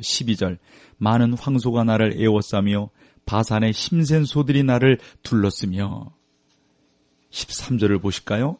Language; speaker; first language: Korean; native; Korean